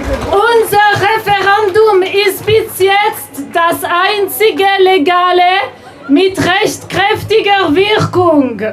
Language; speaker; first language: German; non-native, local second language; French